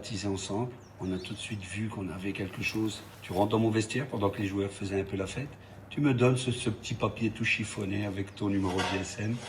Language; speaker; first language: French; native; French